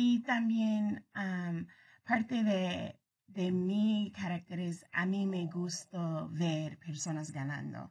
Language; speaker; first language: Spanish; early bilingual, heritage; Spanish